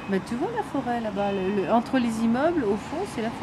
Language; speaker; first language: French; native; French